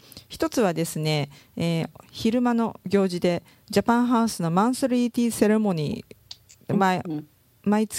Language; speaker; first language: Japanese; native; Japanese